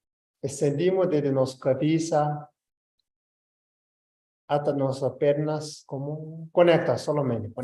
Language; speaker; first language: Spanish; non-native, learner; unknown